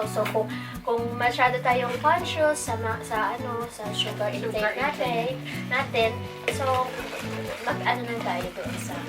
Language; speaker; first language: Filipino; non-native, local second language; Cebuano